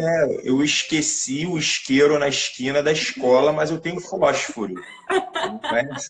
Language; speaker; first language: Portuguese; native; Portuguese